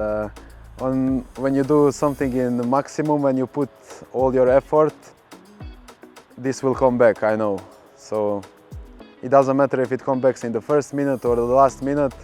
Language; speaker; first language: English; non-native, fluent; Slovak